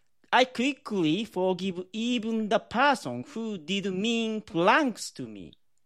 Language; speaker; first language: English; non-native, learner; Japanese